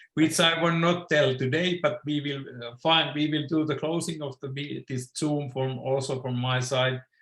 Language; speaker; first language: English; non-native, fluent; Finnish